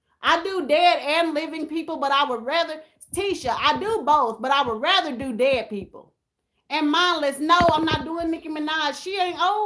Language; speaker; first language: English; native; English